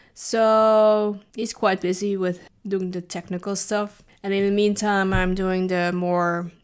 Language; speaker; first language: English; early bilingual, other home language; Dutch